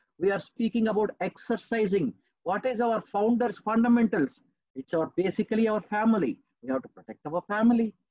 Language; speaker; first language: English; non-native, local second language; Telugu